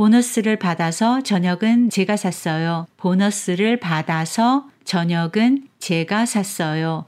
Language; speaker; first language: Korean; non-native, fluent; Chinese